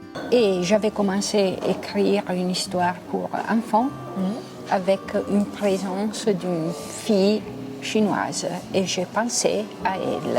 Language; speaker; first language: French; non-native, local second language; Italian